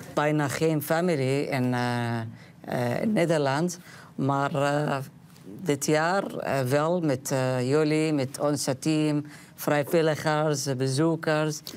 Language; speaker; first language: Dutch; non-native, learner; Arabic